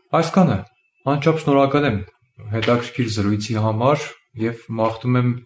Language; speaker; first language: Armenian; native; Armenian